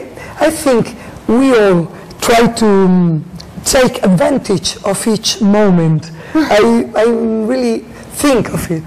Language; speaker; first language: English; non-native, learner; Spanish